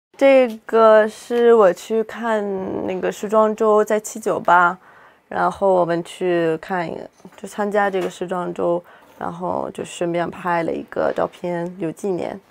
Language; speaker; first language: Chinese; early bilingual, heritage; Chinese